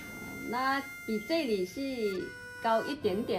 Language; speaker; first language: Chinese; non-native, local second language; Hakka Chinese